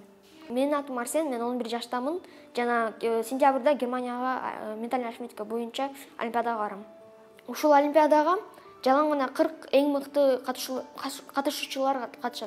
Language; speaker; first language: Kyrgyz; non-native, local second language; Russian